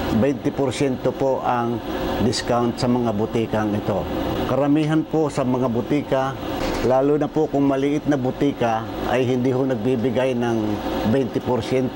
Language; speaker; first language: Filipino; native; Filipino